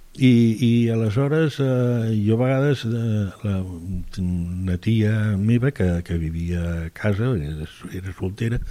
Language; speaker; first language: Catalan; native; Catalan